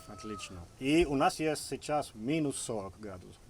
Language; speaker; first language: Russian; non-native, learner; Italian